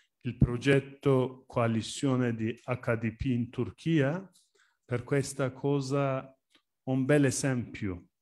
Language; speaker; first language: Italian; non-native, learner; Turkish